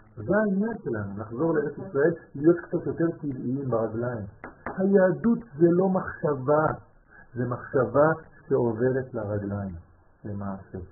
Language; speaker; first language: Hebrew; non-native, fluent; French